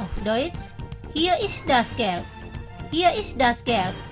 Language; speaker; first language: German; non-native, fluent; Indonesian